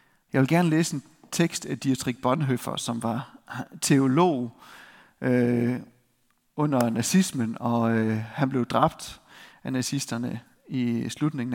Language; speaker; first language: Danish; native; Danish